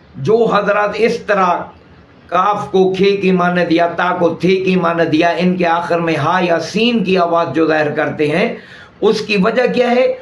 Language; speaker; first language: Urdu; native; Urdu